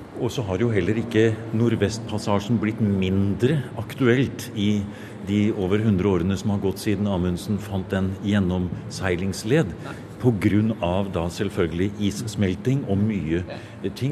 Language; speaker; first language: Norwegian; native; Norwegian